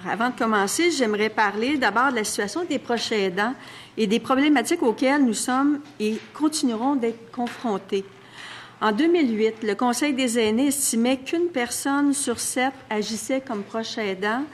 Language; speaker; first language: French; native; French